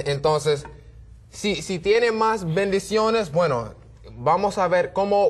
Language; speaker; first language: Spanish; non-native, learner; English